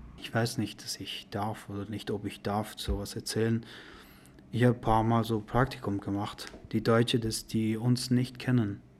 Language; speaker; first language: German; non-native, learner; Persian